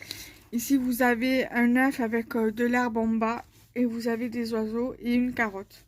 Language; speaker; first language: French; native; French